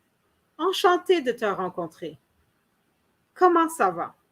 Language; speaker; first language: French; non-native, learner; English